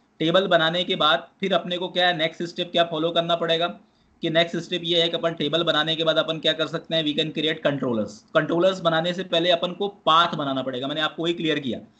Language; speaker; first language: Hindi; native; Hindi